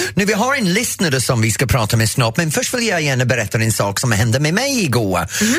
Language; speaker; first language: Swedish; non-native, fluent; English